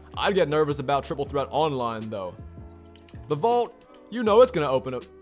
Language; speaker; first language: English; native; English